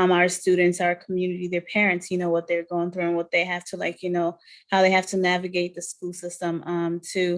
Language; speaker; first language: English; non-native, fluent; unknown